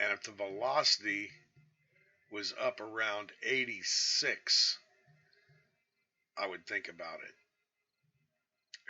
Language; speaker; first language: English; native; English